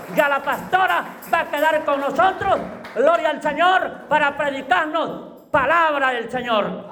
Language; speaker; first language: Spanish; native; Spanish